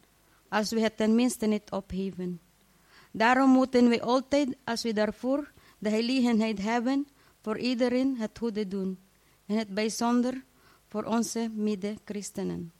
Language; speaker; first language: Dutch; non-native, fluent; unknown